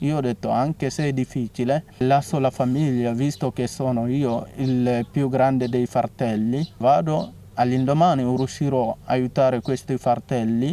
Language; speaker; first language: Italian; non-native, fluent; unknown